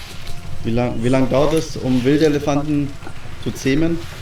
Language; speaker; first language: German; native; German